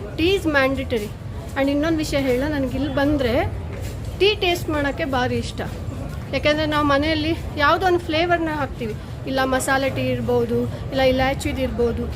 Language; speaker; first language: Kannada; non-native, local second language; Konkani